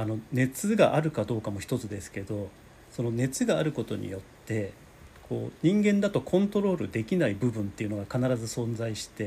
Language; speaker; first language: Japanese; native; Japanese